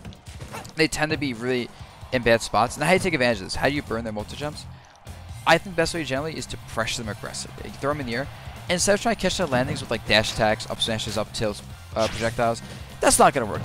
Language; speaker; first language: English; native; English